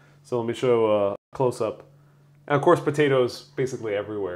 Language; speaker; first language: English; native; English